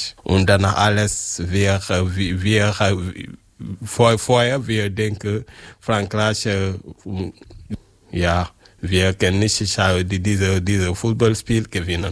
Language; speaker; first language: German; non-native, learner; French